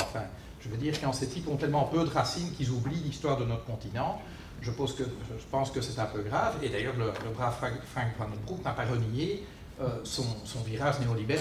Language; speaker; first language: French; native; French